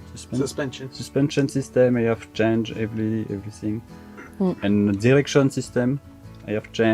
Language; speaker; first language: English; non-native, learner; French